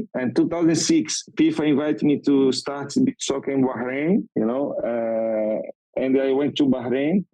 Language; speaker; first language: English; non-native, learner; Portuguese